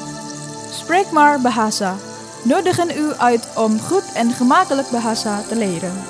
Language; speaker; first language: Dutch; non-native, learner; Indonesian